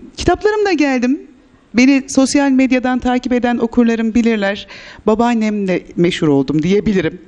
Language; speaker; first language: Turkish; native; Turkish